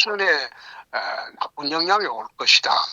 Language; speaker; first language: Korean; native; Korean